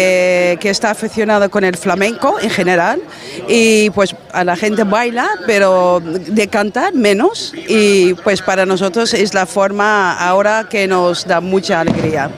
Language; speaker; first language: Spanish; non-native, fluent; Dutch